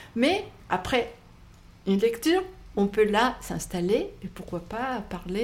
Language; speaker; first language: French; non-native, fluent; Spanish